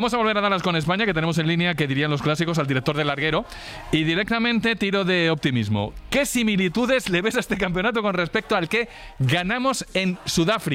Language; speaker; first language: Spanish; native; Spanish